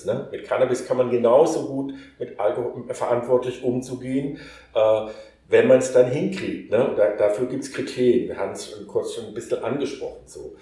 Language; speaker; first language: German; native; German